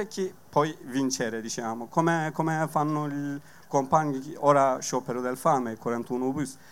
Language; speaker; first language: Italian; non-native, learner; Kurdish